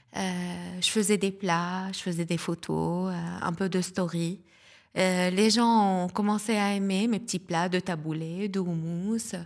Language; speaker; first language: French; non-native, local second language; Arabic